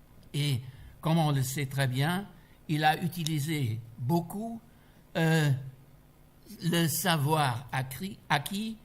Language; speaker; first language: French; non-native, fluent; German